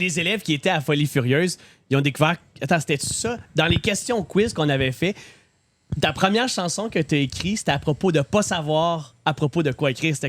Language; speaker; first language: French; native; French